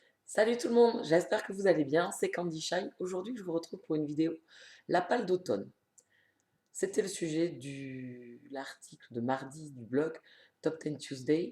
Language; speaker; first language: French; native; French